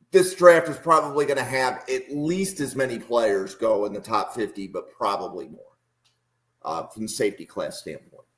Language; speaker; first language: English; native; English